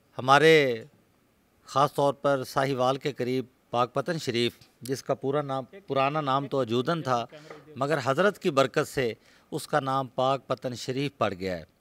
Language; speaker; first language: Urdu; non-native, local second language; Punjabi